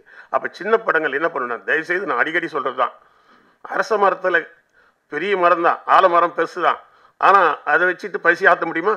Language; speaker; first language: Tamil; native; Tamil